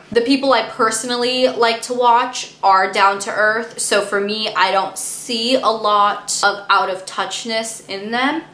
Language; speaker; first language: English; native; English